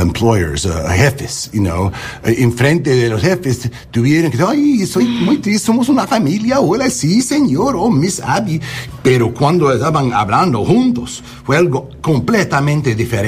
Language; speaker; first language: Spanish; non-native, learner; English